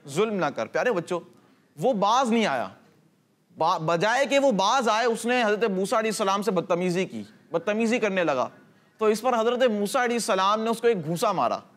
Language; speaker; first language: Urdu; native; Urdu